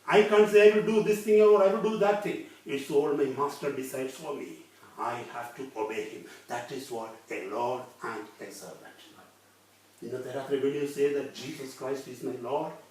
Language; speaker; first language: English; non-native, local second language; Malayalam